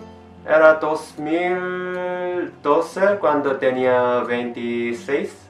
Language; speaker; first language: Spanish; non-native, learner; Korean